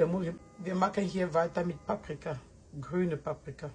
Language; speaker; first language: German; non-native, fluent; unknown